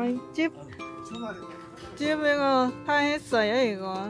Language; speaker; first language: Korean; non-native, learner; Lao